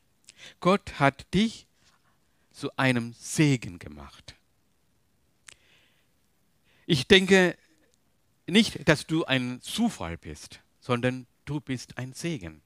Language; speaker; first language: German; non-native, learner; Tamil